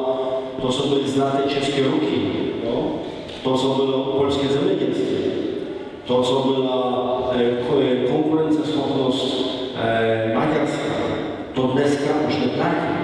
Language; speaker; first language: Czech; non-native, fluent; Polish